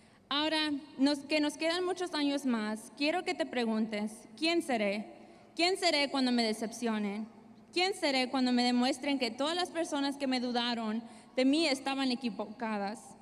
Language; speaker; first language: Spanish; early bilingual, heritage; Spanish